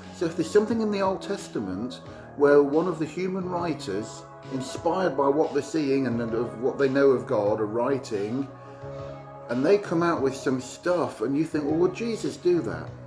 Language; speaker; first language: English; native; English